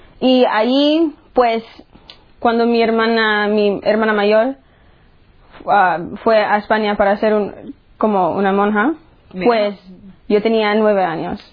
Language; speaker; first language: Spanish; early bilingual, heritage; English